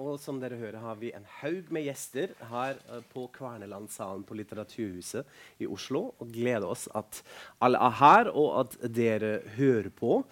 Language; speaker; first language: Norwegian; non-native, fluent; German